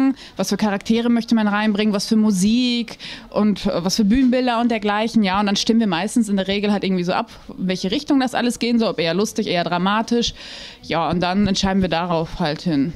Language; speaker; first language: German; native; German